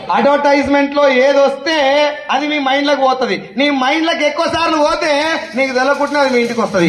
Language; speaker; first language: Telugu; native; Telugu